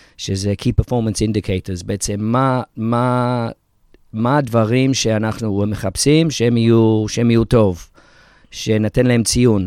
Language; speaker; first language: Hebrew; early bilingual, heritage; Hebrew